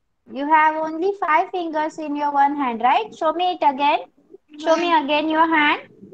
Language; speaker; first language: English; non-native, local second language; Marathi